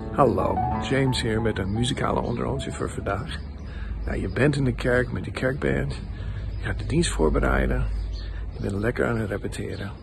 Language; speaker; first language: Dutch; native; Dutch